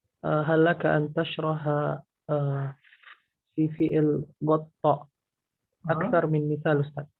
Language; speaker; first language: Arabic; non-native, learner; Indonesian